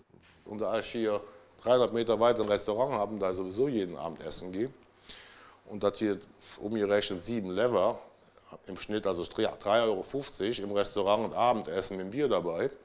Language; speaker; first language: German; native; German